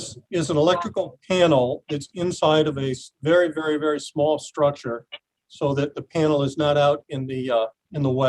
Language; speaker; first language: English; native; English